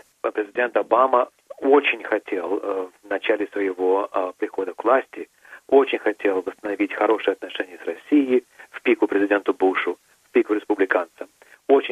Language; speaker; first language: Russian; native; Russian